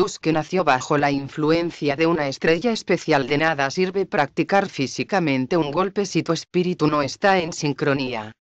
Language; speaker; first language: Spanish; native; Spanish